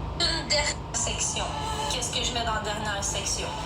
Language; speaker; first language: French; native; French